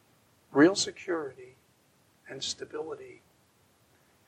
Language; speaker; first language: English; native; English